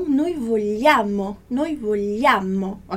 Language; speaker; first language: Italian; non-native, fluent; Portuguese